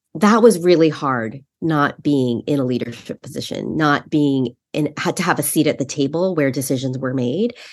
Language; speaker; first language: English; native; English